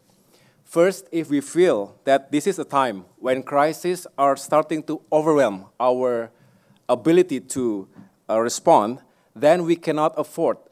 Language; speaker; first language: English; non-native, fluent; Indonesian